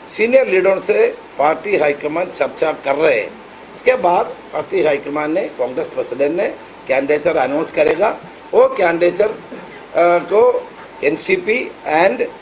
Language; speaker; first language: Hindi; non-native, local second language; Marathi